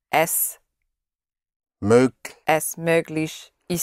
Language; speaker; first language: German; non-native, learner; English